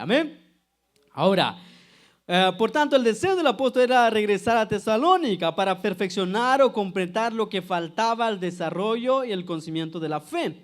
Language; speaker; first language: Spanish; native; Spanish